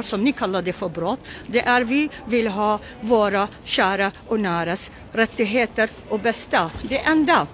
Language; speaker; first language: Swedish; non-native, local second language; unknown